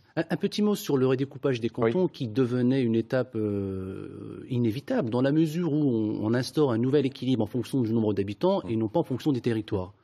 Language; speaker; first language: French; native; French